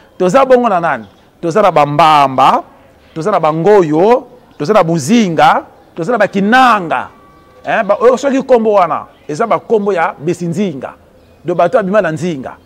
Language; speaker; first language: Lingala; non-native, local second language; Kongo